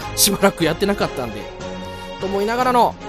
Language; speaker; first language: Japanese; native; Japanese